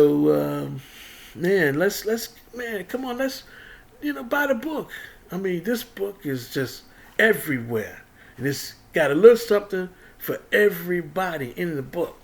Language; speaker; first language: English; native; English